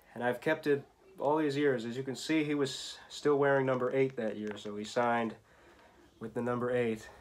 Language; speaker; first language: English; native; English